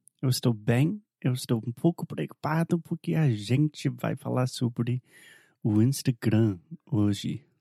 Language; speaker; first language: Portuguese; non-native, fluent; English